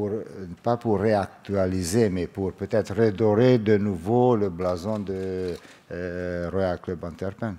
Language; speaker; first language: French; non-native, fluent; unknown